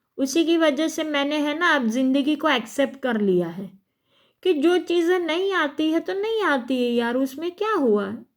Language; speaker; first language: Hindi; non-native, local second language; Gujarati